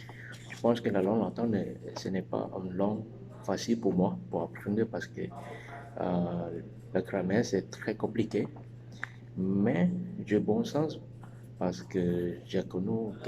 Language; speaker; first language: French; non-native, learner; Chinese